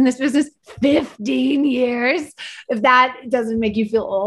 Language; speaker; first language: English; native; English